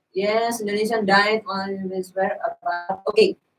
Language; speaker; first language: English; non-native, fluent; Indonesian